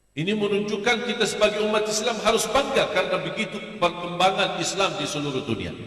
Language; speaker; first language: Malay; non-native, fluent; Arabic